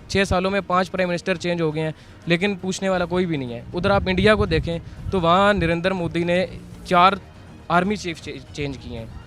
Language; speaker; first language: Urdu; non-native, local second language; Punjabi